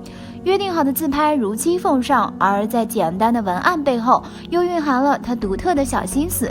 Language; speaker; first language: Chinese; native; Chinese